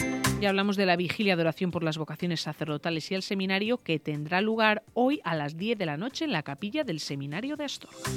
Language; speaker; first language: Spanish; native; Spanish